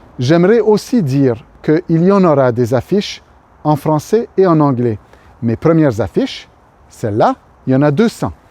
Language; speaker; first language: French; native; French